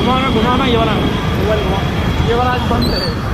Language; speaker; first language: Hindi; non-native, local second language; Odia